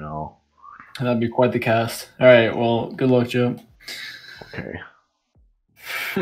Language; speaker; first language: English; native; English